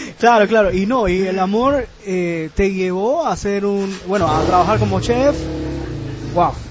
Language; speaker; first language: Spanish; native; Spanish